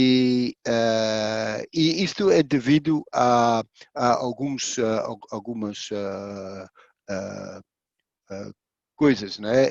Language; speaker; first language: Portuguese; non-native, fluent; Dutch